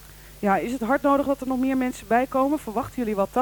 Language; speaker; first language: Dutch; native; Dutch